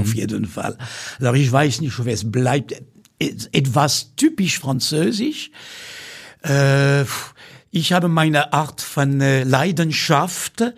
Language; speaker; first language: German; non-native, fluent; French